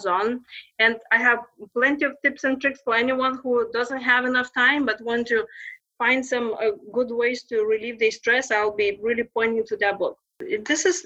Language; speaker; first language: English; non-native, fluent; Lithuanian